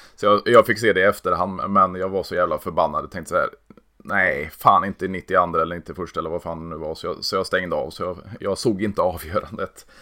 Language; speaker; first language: Swedish; native; Swedish